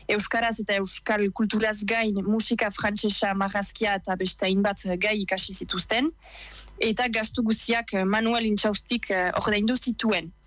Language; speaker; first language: Basque; native; Basque